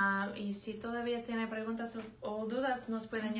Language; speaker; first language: Spanish; non-native, fluent; English